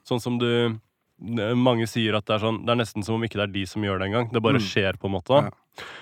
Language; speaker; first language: Norwegian; native; Norwegian